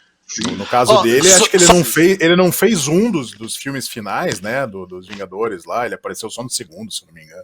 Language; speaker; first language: Portuguese; native; Portuguese